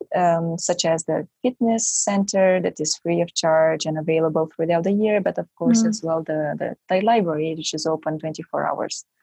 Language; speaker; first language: English; non-native, fluent; Romanian